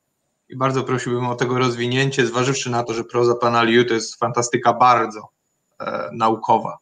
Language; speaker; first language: Polish; native; Polish